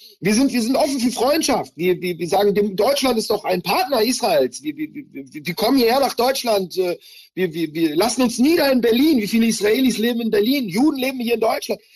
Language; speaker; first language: German; early bilingual, other home language; Hebrew